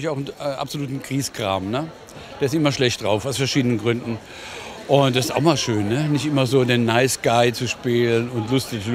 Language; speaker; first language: German; native; German